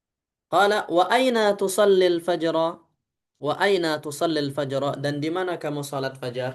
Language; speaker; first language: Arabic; non-native, fluent; Indonesian